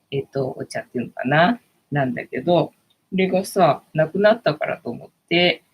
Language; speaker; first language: Japanese; native; Japanese